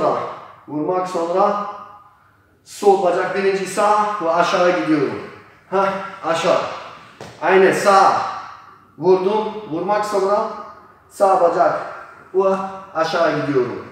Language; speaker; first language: Turkish; non-native, learner; Polish